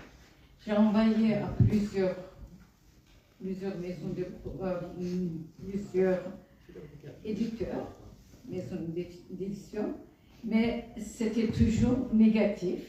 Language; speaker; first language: French; non-native, fluent; Kurdish